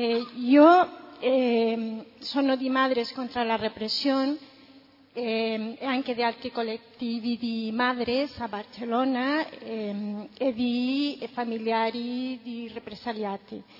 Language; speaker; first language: Italian; non-native, fluent; Spanish